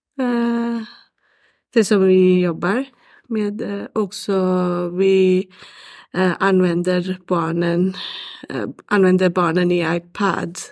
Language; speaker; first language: Swedish; non-native, learner; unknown